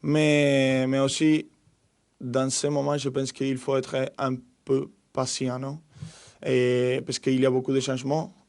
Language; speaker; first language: French; non-native, fluent; Spanish